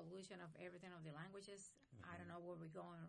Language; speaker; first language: English; non-native, fluent; Spanish